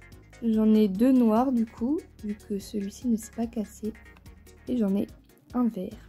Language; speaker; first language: French; native; French